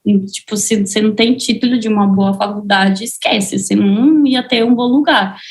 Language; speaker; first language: Portuguese; non-native, fluent; Spanish